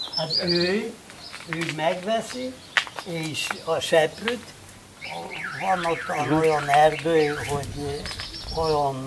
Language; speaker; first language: Hungarian; non-native, local second language; Romanian